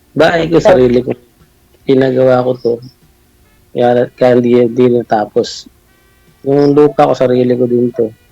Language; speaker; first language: Filipino; native; Filipino